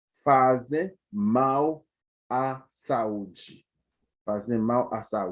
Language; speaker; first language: Portuguese; non-native, fluent; Haitian Creole